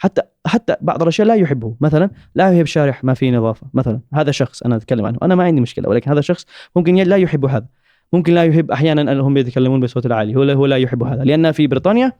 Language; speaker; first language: Arabic; non-native, learner; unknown